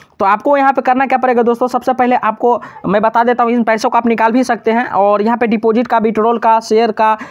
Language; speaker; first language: Hindi; native; Hindi